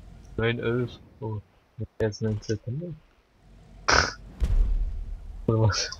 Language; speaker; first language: German; native; German